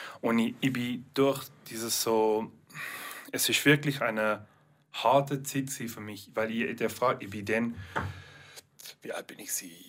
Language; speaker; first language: German; non-native, learner; English